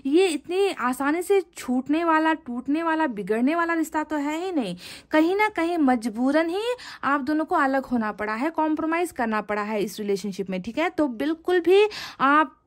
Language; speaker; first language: Hindi; native; Hindi